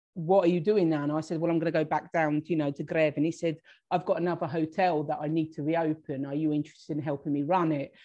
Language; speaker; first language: English; native; English